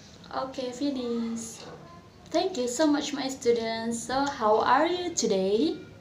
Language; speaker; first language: English; non-native, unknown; Indonesian